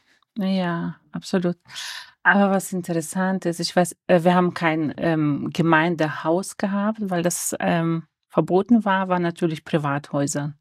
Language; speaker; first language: German; early bilingual, other home language; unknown